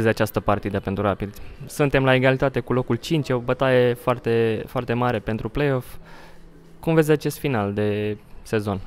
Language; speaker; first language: Romanian; native; Romanian